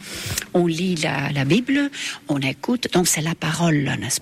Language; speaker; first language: French; non-native, fluent; Estonian